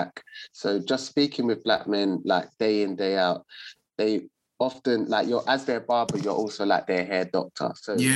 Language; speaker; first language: English; native; English